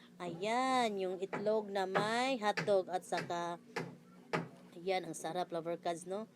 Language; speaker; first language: Filipino; non-native, local second language; Cebuano